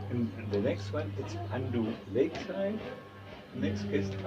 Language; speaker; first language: English; non-native, fluent; German